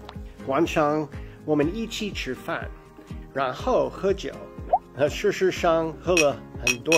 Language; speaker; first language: Chinese; non-native, fluent; English